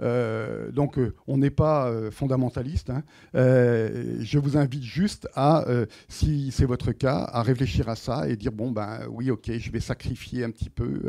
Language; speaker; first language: French; native; French